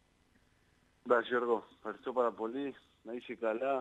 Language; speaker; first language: Greek; non-native, learner; Spanish